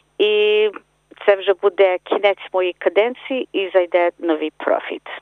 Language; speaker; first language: Ukrainian; early bilingual, heritage; Ukrainian